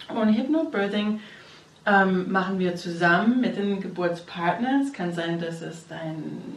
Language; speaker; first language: German; non-native, fluent; English